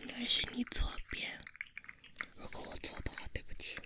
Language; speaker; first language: Chinese; early bilingual, heritage; Chinese